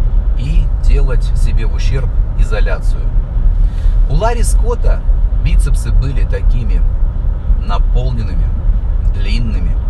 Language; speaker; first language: Russian; native; Russian